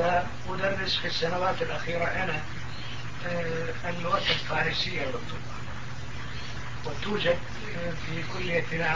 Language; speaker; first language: Arabic; non-native, fluent; Turkish